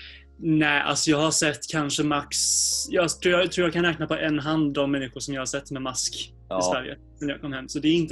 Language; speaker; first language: Swedish; native; Swedish